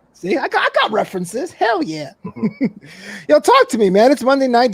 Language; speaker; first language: English; native; English